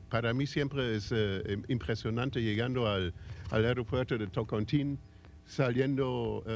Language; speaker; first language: Spanish; non-native, fluent; German